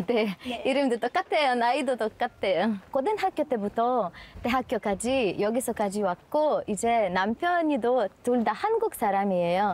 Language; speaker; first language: Korean; non-native, learner; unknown